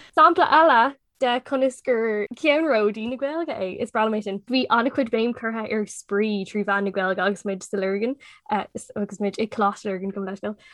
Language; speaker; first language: Irish; non-native, local second language; English